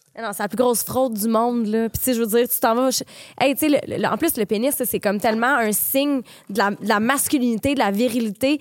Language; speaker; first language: French; native; French